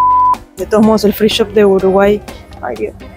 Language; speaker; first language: Spanish; native; Spanish